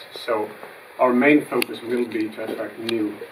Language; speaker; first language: Swedish; native; Swedish